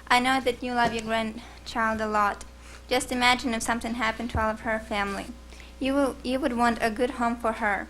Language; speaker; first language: English; early bilingual, other home language; Russian